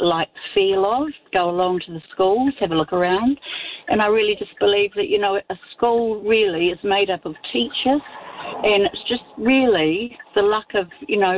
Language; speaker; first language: English; native; English